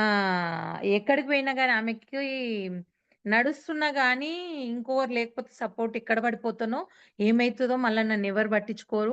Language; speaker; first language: Telugu; native; Telugu